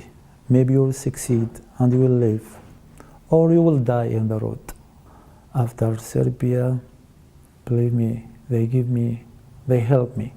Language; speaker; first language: English; non-native, learner; Arabic